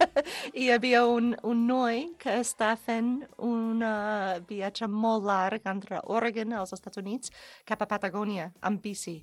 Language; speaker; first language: Catalan; non-native, learner; English